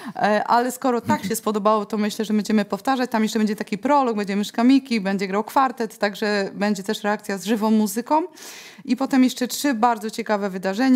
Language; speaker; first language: Polish; native; Polish